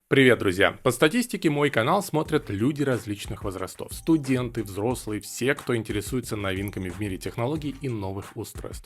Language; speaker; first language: Russian; native; Russian